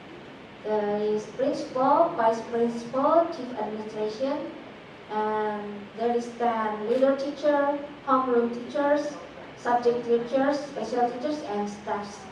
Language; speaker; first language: English; non-native, fluent; Indonesian